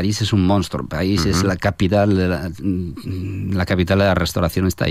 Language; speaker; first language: Spanish; non-native, fluent; French